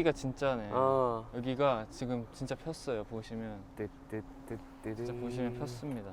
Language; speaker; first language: Korean; native; Korean